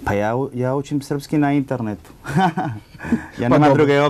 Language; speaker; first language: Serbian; non-native, learner; Spanish